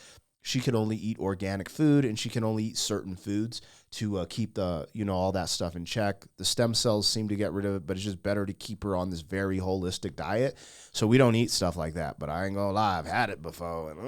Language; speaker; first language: English; native; English